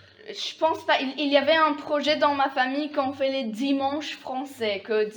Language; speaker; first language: French; non-native, fluent; Polish